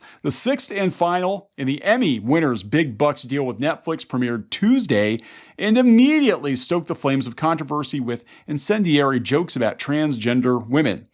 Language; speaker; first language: English; native; English